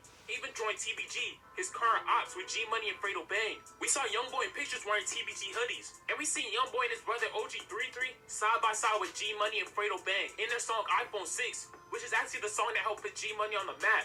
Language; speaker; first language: English; native; English